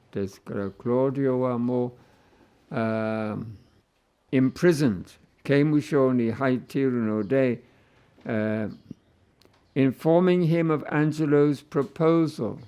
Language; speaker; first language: Japanese; non-native, fluent; English